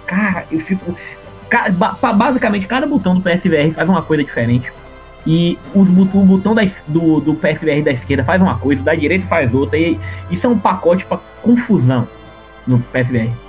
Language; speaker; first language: Portuguese; native; Portuguese